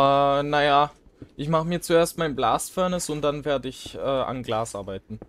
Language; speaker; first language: German; native; German